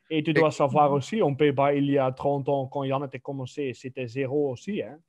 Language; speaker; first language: French; non-native, local second language; Dutch